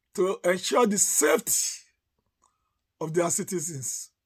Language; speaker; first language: English; non-native, local second language; Yoruba